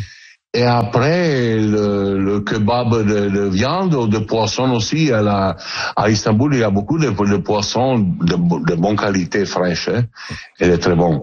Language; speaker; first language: French; non-native, learner; Italian